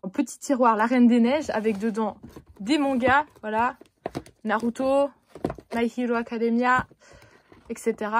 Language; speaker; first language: French; native; French